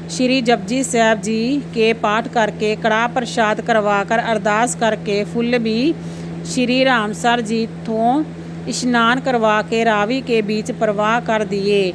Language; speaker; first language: Hindi; non-native, local second language; Punjabi